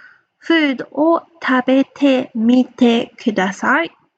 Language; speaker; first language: Japanese; non-native, fluent; English